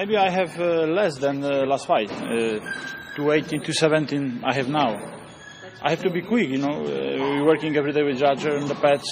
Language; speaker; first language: English; non-native, learner; Polish